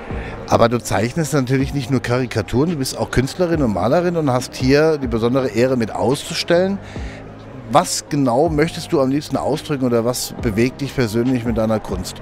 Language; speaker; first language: German; native; German